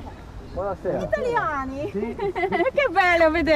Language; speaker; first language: Italian; non-native, learner; Ukrainian